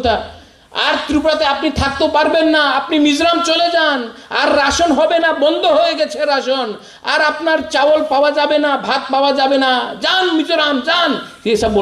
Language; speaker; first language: Bangla; non-native, local second language; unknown